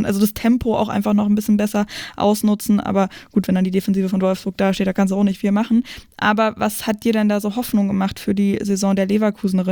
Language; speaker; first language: German; native; German